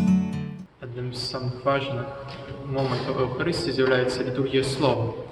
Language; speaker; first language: Belarusian; non-native, local second language; Russian